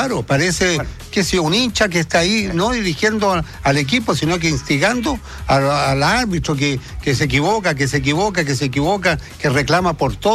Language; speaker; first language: Spanish; native; Spanish